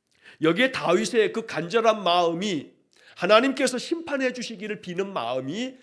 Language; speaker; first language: Korean; native; Korean